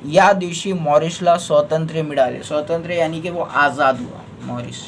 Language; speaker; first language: Hindi; non-native, local second language; Marathi